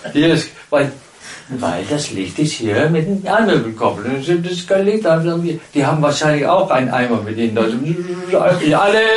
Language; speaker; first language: German; non-native, fluent; Danish